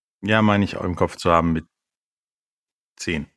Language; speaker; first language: German; native; German